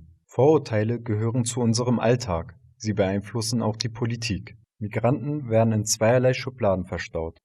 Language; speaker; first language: German; native; German